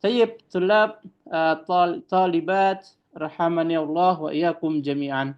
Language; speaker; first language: Arabic; non-native, fluent; Indonesian